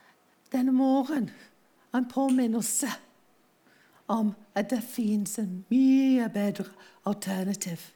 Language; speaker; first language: Norwegian; non-native, fluent; English